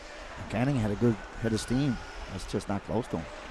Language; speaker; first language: English; native; English